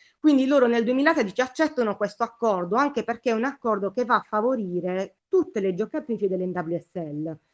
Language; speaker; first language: Italian; native; Italian